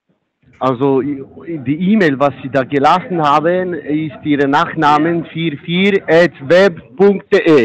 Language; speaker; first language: German; non-native, fluent; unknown